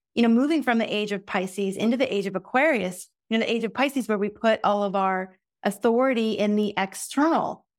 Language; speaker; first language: English; native; English